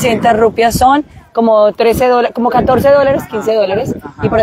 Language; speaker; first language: Spanish; native; Spanish